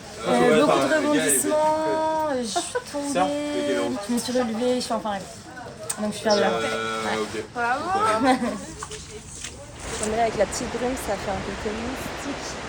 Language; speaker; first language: French; native; French